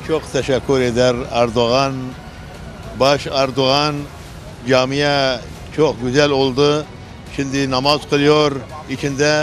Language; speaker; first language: Turkish; non-native, learner; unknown